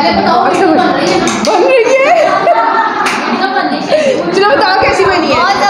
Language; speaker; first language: Hindi; native; Hindi